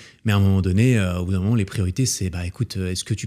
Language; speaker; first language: French; native; French